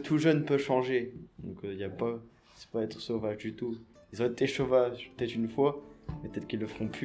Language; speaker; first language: French; native; French